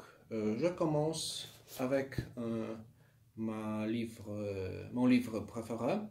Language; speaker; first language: French; non-native, learner; Polish